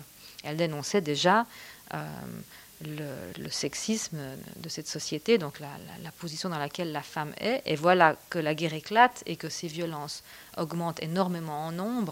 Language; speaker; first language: French; native; French